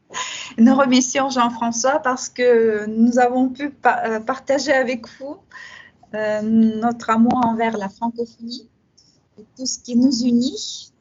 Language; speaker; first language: French; non-native, fluent; Russian